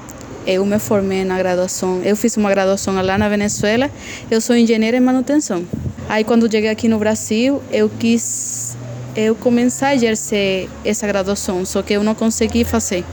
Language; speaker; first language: Portuguese; non-native, fluent; Spanish